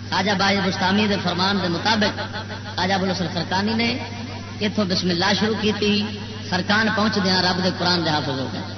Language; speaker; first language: Urdu; non-native, local second language; Punjabi